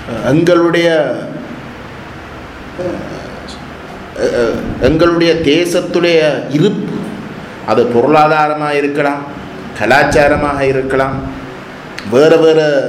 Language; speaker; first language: Tamil; native; Tamil